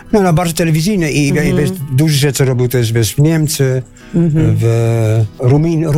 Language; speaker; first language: Polish; non-native, learner; Dutch